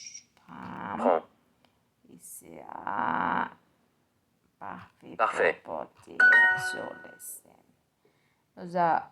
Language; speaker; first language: French; non-native, learner; Spanish